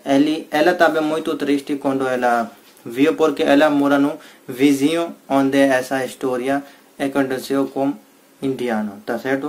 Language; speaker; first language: Portuguese; non-native, learner; Hindi